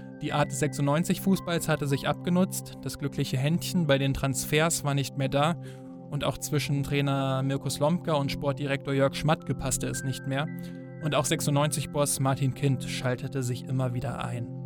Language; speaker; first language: German; native; German